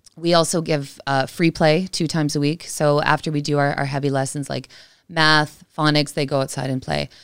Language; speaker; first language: English; native; English